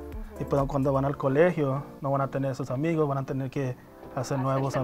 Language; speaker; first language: Spanish; early bilingual, heritage; Spanish